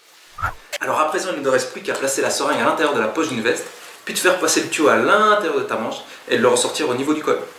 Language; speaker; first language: French; native; French